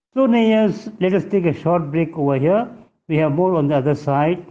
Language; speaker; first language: English; non-native, local second language; Tamil